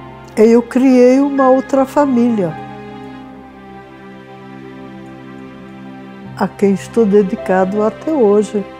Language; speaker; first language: Portuguese; non-native, fluent; Hungarian